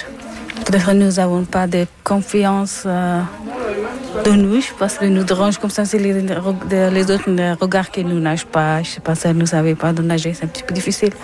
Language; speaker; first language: French; non-native, learner; Persian